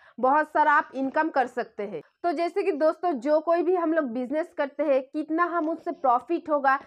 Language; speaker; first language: Hindi; non-native, local second language; Bangla